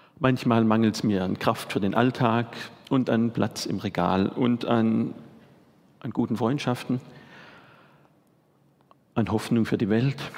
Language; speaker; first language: German; native; German